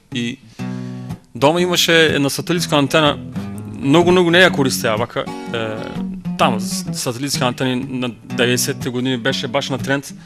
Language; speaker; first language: Macedonian; non-native, local second language; Turkish